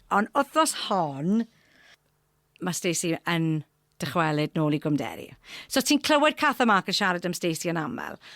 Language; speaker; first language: Welsh; non-native, local second language; English